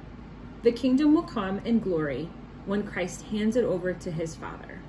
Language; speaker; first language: English; native; English